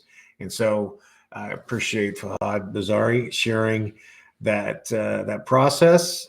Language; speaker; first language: English; native; English